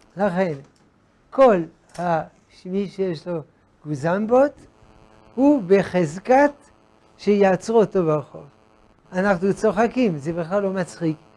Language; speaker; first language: Hebrew; non-native, fluent; French